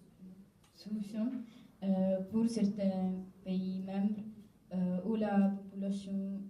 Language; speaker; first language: French; non-native, learner; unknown